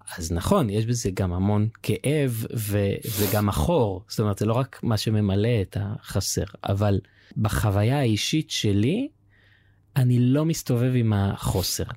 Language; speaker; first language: Hebrew; native; Hebrew